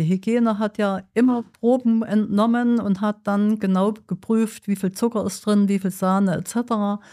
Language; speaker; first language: German; early bilingual, other home language; Italian